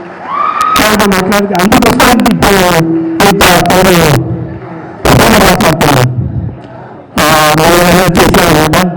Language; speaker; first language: Telugu; non-native, learner; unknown